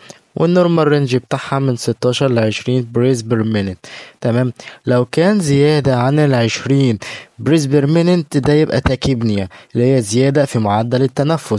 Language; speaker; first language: Arabic; native; Arabic